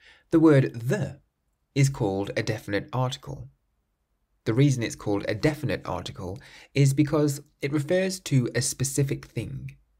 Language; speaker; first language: English; native; English